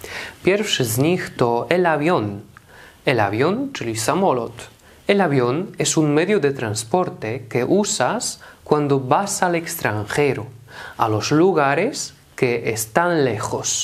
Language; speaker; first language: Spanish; non-native, fluent; Polish